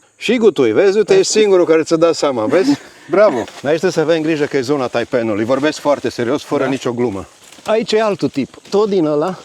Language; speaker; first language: Romanian; native; Romanian